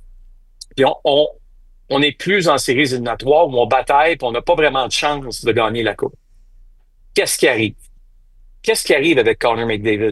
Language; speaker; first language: French; native; French